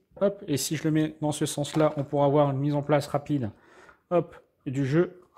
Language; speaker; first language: French; native; French